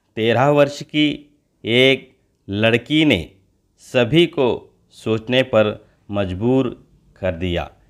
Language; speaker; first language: Hindi; non-native, local second language; Telugu